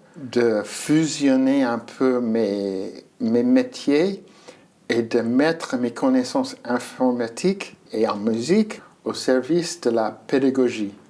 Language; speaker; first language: French; non-native, fluent; English